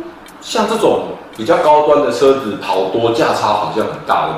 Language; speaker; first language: Chinese; native; Chinese